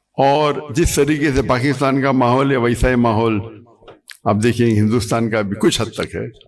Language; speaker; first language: Urdu; non-native, local second language; English